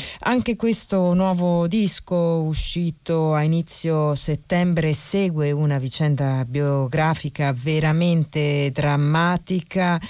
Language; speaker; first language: Italian; native; Italian